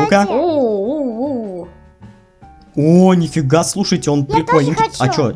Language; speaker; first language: Russian; native; Russian